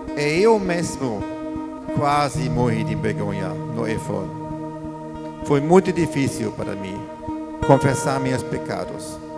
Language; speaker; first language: Portuguese; non-native, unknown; German